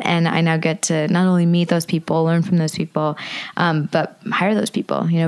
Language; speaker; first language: English; native; English